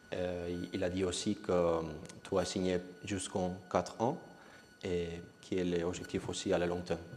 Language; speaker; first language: French; non-native, learner; Spanish